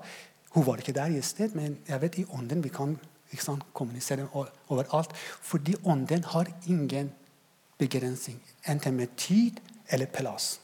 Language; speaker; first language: Norwegian; non-native, fluent; Persian